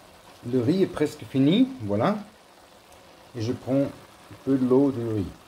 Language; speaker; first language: French; non-native, learner; German